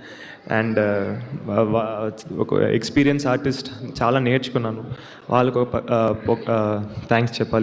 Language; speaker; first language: Telugu; non-native, learner; Tamil